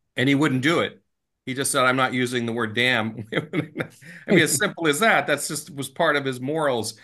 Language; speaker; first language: English; native; English